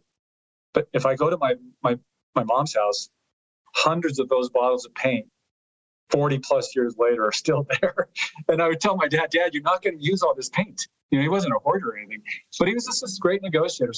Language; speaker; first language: English; early bilingual, other home language; Italian